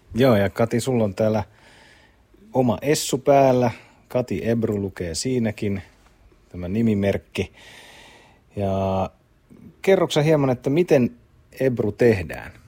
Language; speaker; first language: Finnish; native; Finnish